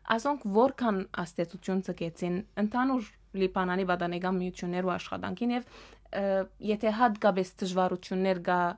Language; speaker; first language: Armenian; early bilingual, heritage; Armenian